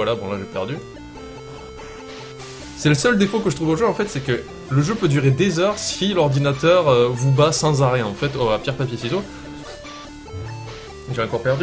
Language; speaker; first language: French; native; French